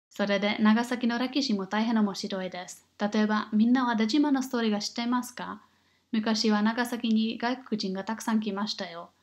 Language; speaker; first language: Japanese; non-native, learner; English